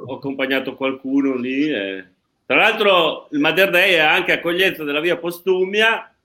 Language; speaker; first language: Italian; native; Italian